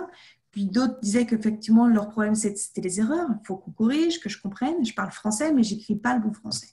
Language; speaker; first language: French; native; French